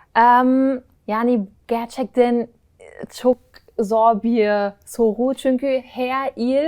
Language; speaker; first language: Turkish; non-native, learner; German